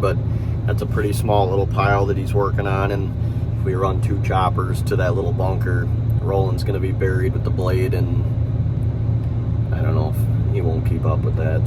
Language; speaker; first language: English; native; English